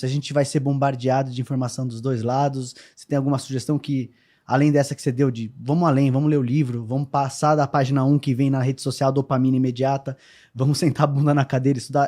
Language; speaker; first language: Portuguese; native; Portuguese